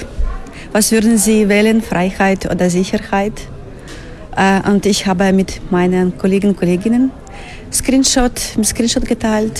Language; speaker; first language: German; non-native, fluent; Ukrainian